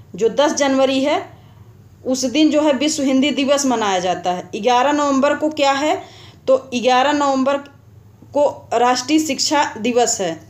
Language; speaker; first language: Hindi; native; Hindi